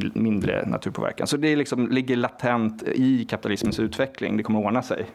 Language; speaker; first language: Swedish; non-native, fluent; Norwegian